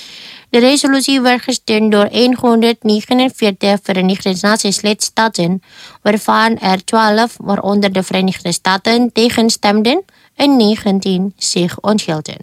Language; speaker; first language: Dutch; non-native, fluent; Indonesian